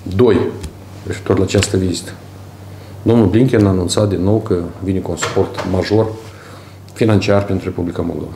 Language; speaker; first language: Romanian; native; Romanian